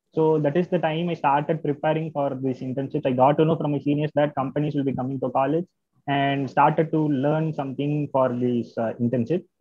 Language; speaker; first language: English; non-native, local second language; Tamil